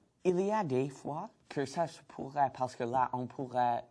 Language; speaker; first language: French; non-native, learner; English